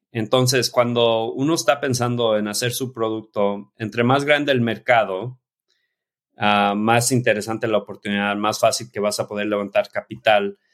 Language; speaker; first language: Spanish; early bilingual, heritage; Spanish